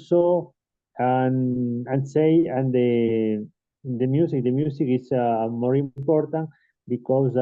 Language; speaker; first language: English; non-native, learner; Spanish